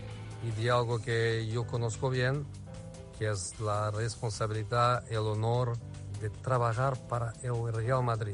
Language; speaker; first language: Spanish; non-native, fluent; Portuguese